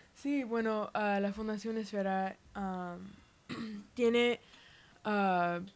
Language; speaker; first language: Spanish; early bilingual, heritage; Spanish